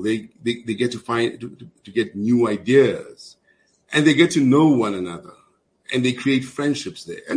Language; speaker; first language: English; non-native, local second language; Zulu